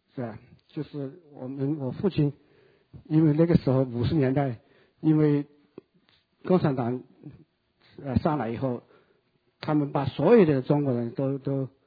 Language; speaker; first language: Chinese; native; Chinese